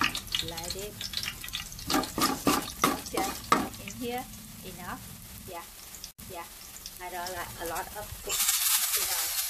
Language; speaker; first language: English; non-native, learner; Vietnamese